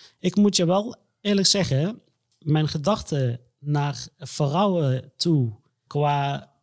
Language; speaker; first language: Dutch; non-native, fluent; Arabic